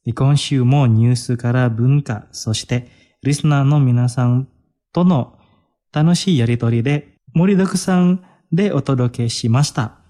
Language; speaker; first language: Japanese; non-native, fluent; Indonesian